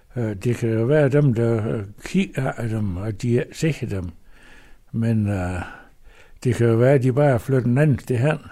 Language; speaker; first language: Danish; native; Danish